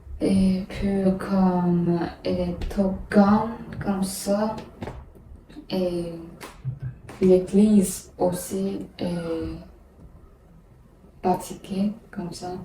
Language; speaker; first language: French; non-native, learner; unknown